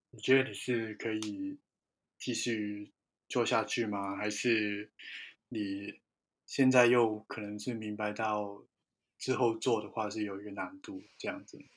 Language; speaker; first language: Chinese; native; Chinese